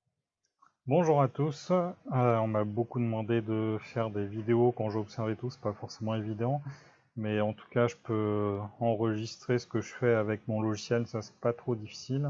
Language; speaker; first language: French; native; French